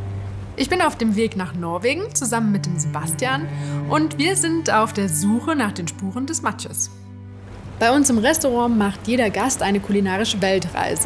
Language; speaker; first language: German; native; German